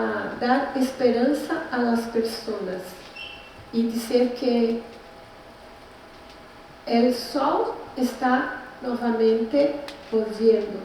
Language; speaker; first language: Spanish; non-native, learner; Portuguese